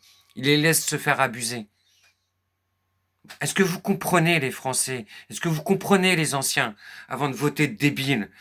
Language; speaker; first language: French; native; French